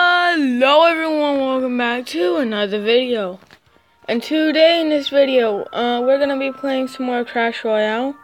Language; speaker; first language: English; native; English